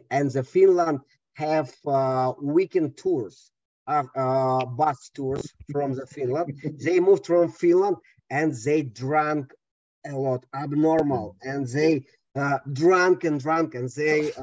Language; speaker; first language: English; non-native, learner; Russian